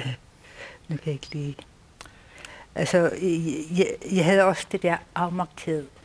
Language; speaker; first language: Danish; non-native, local second language; Kalaallisut